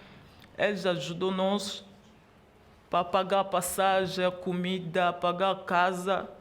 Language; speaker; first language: Portuguese; non-native, learner; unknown